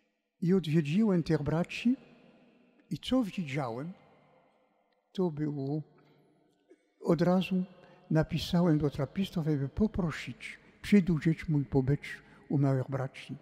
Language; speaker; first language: Polish; non-native, fluent; French